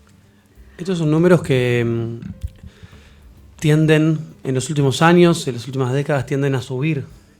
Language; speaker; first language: Spanish; native; Spanish